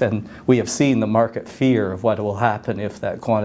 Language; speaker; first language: English; native; English